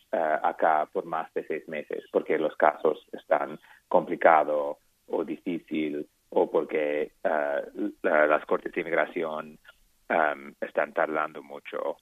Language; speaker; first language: Spanish; non-native, learner; English